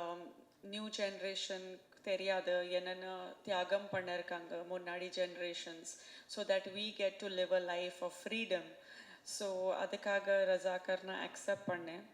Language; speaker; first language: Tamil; non-native, fluent; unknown